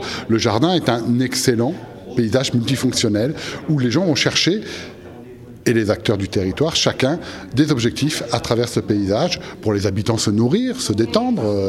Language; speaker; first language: French; native; French